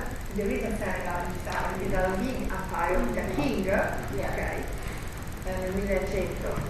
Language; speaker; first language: English; non-native, learner; Italian